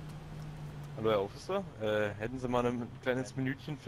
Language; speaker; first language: German; native; German